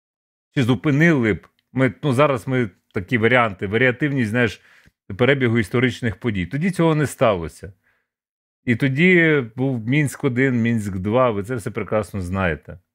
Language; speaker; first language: Ukrainian; native; Ukrainian